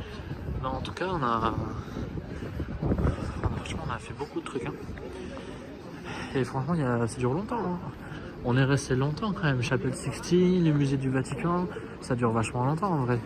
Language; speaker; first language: French; native; French